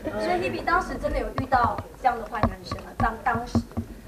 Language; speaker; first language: Chinese; native; Chinese